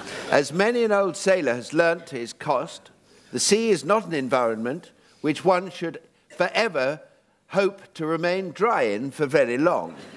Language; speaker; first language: English; native; English